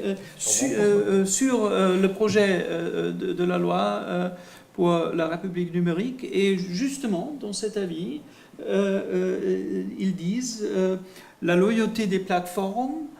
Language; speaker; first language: French; non-native, fluent; German